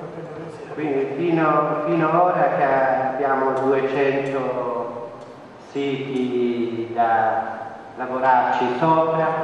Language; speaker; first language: Italian; non-native, fluent; Central Kurdish